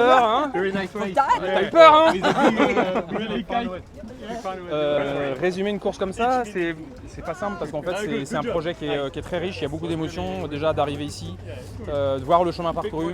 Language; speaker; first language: French; native; French